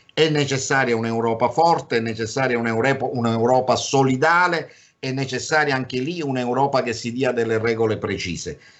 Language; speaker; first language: Italian; native; Italian